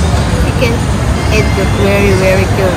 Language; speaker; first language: English; non-native, learner; Thai